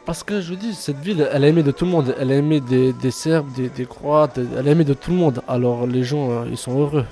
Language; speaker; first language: French; early bilingual, other home language; Bosnian